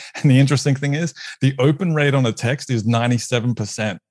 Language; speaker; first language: English; native; English